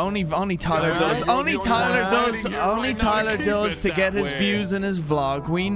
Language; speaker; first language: English; native; English